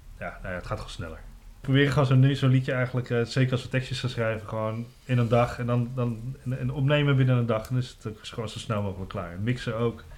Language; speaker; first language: Dutch; native; Dutch